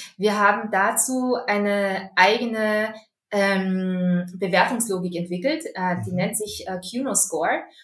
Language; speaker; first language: German; early bilingual, other home language; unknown